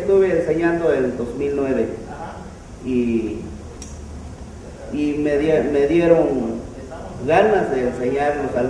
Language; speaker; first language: Spanish; non-native, local second language; Mixtepec Mixtec